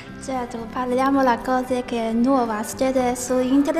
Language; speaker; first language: Italian; non-native, learner; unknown